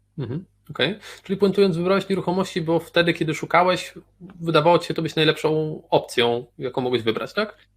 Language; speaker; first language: Polish; native; Polish